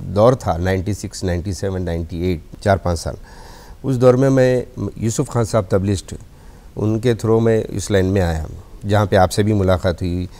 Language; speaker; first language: Hindi; native; Hindi